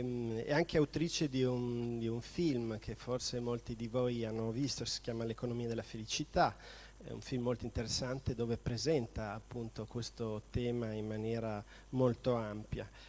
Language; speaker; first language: Italian; native; Italian